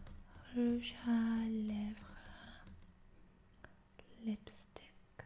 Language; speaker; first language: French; non-native, fluent; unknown